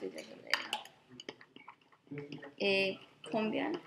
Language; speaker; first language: French; non-native, learner; English